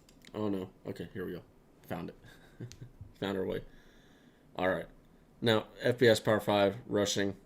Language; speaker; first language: English; native; English